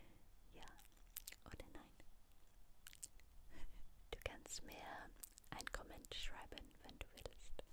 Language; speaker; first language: German; non-native, learner; English